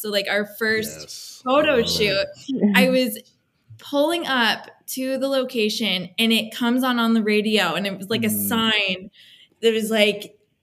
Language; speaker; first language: English; native; English